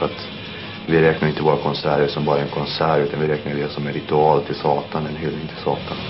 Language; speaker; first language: Swedish; native; Swedish